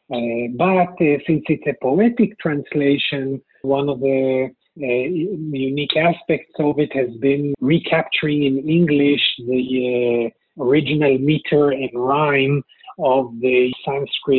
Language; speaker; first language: English; non-native, fluent; Hebrew